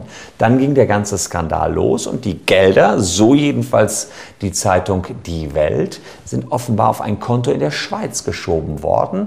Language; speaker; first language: German; native; German